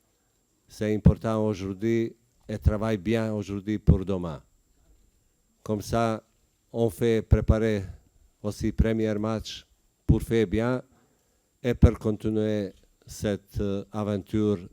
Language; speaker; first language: French; non-native, learner; Bosnian